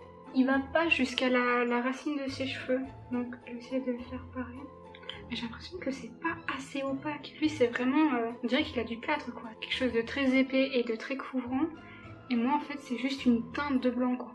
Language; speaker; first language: French; native; French